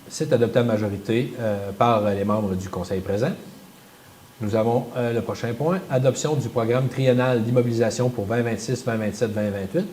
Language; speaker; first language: French; native; French